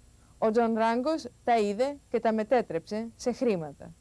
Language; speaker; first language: Greek; native; Greek